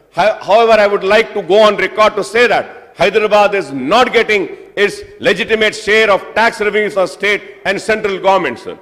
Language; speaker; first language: English; non-native, local second language; Urdu